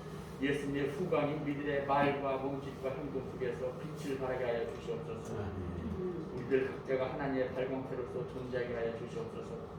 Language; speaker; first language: Korean; native; Korean